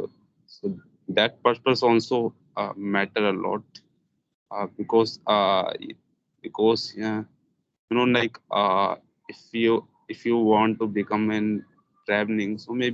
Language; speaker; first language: English; non-native, learner; Hindi